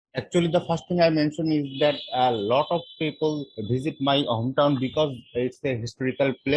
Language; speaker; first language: English; non-native, learner; Bangla